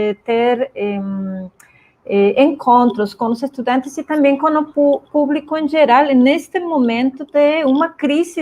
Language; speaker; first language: Portuguese; non-native, fluent; Spanish